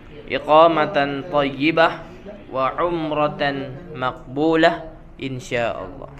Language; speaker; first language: Arabic; non-native, fluent; Indonesian